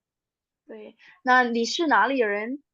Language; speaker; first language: Chinese; non-native, fluent; Indonesian